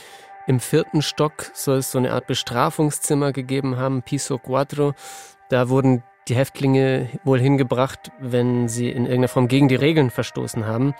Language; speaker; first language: German; native; German